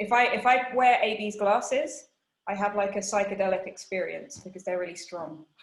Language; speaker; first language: English; non-native, fluent; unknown